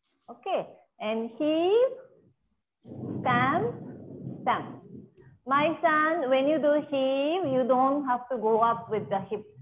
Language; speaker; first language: English; non-native, fluent; Japanese